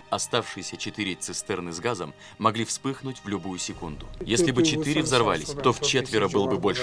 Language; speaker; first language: Russian; native; Russian